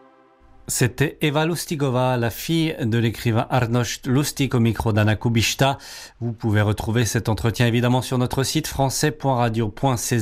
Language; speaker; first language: French; native; French